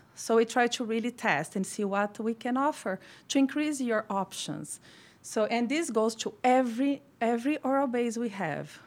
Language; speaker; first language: English; non-native, fluent; Portuguese